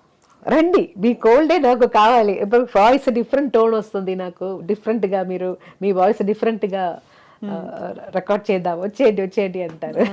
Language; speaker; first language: Telugu; non-native, local second language; Malayalam